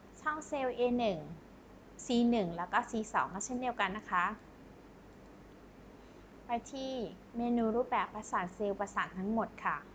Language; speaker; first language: Thai; native; Thai